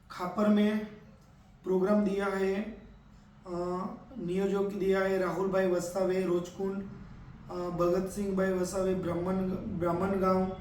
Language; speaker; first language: Hindi; non-native, local second language; Gujarati